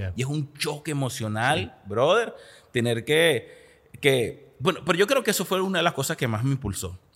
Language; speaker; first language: Spanish; native; Spanish